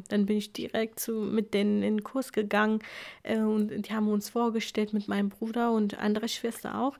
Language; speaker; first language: German; non-native, fluent; Kurdish